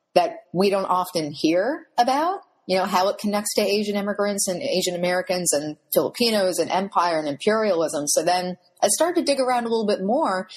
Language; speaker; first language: English; native; English